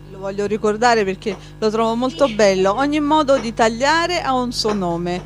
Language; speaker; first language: Italian; native; Italian